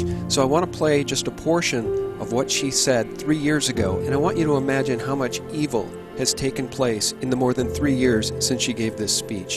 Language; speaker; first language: English; native; English